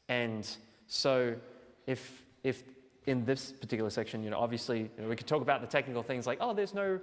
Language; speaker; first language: English; native; English